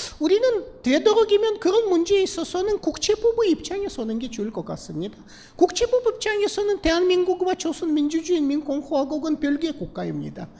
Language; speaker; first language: Korean; non-native, fluent; Russian